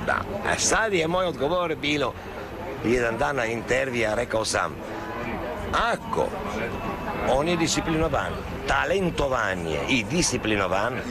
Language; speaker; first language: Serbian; non-native, learner; Italian